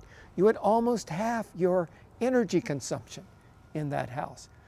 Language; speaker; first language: English; native; English